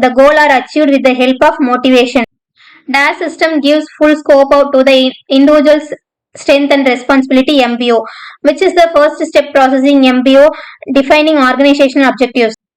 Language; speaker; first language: English; non-native, local second language; Tamil